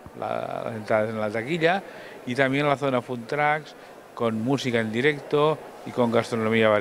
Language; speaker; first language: Spanish; native; Spanish